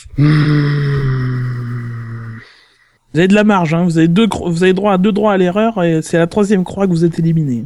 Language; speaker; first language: French; native; French